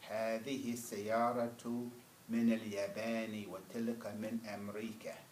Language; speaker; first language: Arabic; non-native, fluent; English